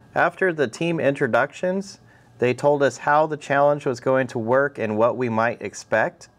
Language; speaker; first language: English; native; English